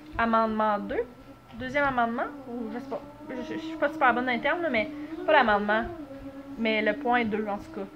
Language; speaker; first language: French; native; French